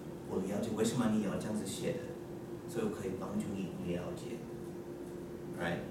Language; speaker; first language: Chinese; non-native, learner; English